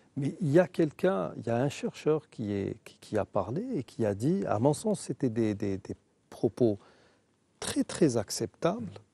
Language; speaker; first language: French; non-native, local second language; Arabic